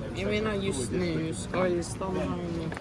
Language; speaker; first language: Swedish; early bilingual, other home language; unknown